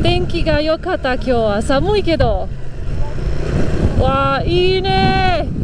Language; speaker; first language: Japanese; non-native, learner; Spanish